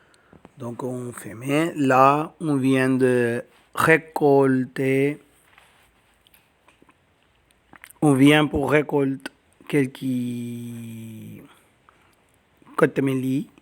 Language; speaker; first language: French; non-native, learner; Tamil